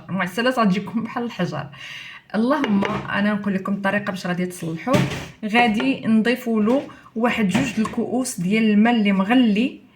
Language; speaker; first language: Arabic; native; Arabic